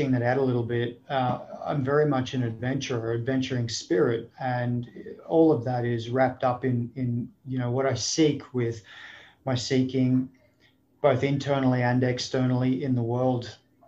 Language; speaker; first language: English; native; English